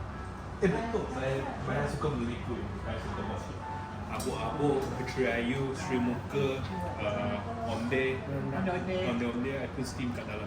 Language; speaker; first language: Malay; non-native, local second language; Chinese